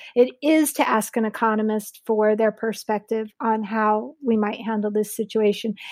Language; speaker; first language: English; native; English